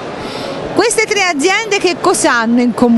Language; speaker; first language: Italian; native; Italian